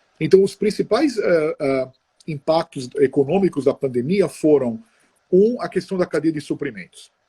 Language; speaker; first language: Portuguese; non-native, fluent; Italian